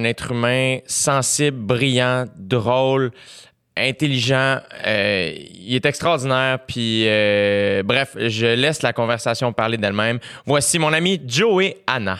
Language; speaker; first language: French; native; French